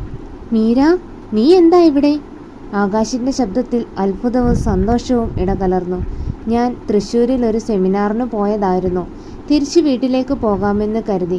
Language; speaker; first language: Malayalam; native; Malayalam